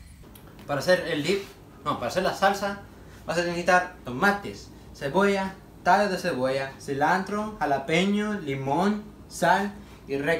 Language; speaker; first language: Spanish; early bilingual, heritage; Spanish